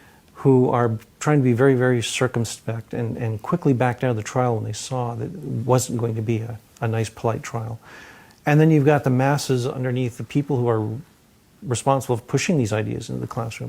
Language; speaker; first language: English; native; English